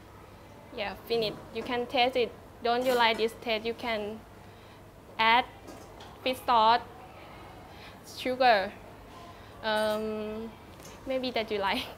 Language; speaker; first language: English; non-native, learner; Thai